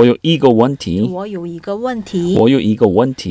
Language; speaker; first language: Chinese; non-native, fluent; Korean